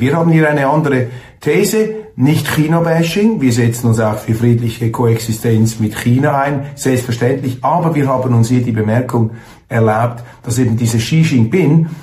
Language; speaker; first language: German; native; German